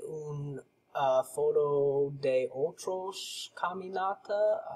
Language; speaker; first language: Spanish; non-native, learner; English